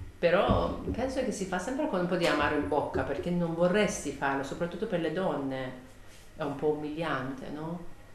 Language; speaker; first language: Italian; non-native, fluent; Persian